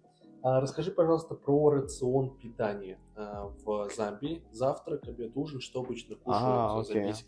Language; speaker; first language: Russian; native; Russian